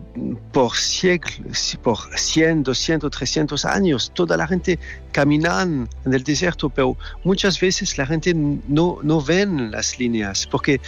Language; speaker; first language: Spanish; non-native, fluent; French